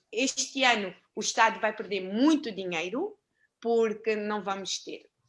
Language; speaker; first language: Portuguese; native; Portuguese